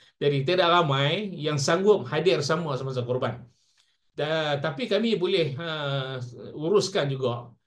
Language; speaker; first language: Malay; native; Malay